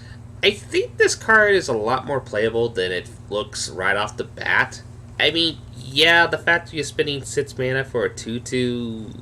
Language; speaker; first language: English; native; English